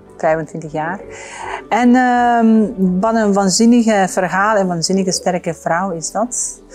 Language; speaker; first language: Dutch; non-native, fluent; Bosnian